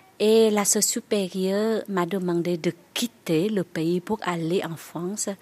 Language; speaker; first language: French; non-native, learner; Vietnamese